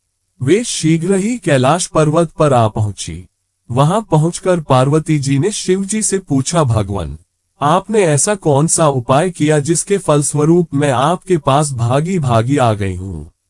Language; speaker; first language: Hindi; native; Hindi